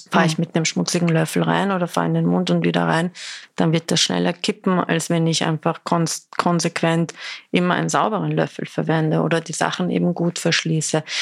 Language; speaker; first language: German; early bilingual, other home language; Persian